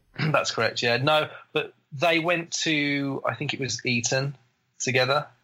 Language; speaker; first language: English; native; English